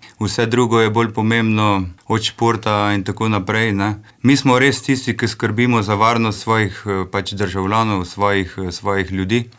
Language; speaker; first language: Slovenian; native; Slovenian